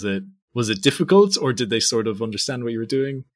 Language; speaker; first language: English; native; English